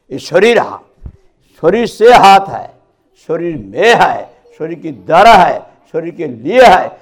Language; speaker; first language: Hindi; non-native, local second language; Bangla